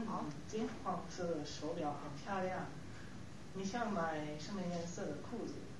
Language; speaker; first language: Chinese; non-native, learner; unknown